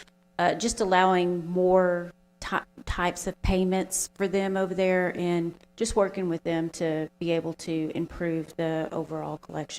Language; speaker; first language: English; native; English